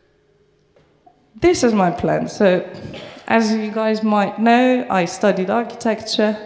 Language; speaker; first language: English; non-native, fluent; Turkish